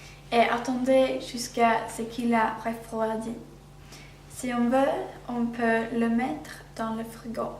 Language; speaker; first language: French; non-native, learner; Swedish